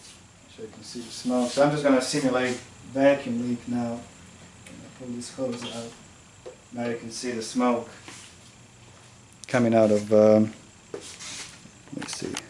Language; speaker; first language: English; non-native, fluent; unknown